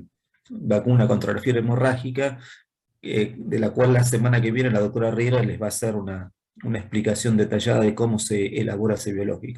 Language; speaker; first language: Spanish; native; Spanish